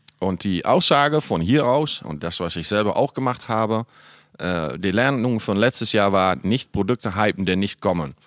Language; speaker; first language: German; non-native, fluent; Dutch